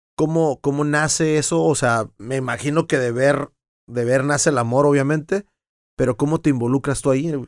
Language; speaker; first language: Spanish; native; Spanish